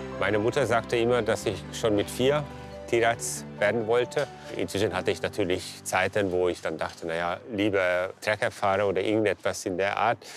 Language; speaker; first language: German; non-native, fluent; Hungarian